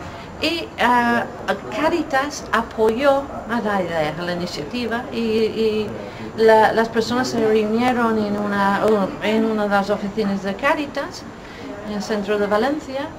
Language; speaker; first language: Spanish; non-native, fluent; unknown